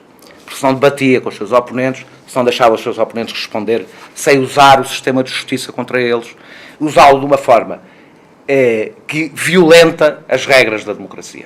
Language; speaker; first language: Portuguese; native; Portuguese